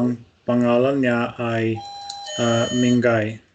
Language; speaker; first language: Filipino; non-native, learner; Russian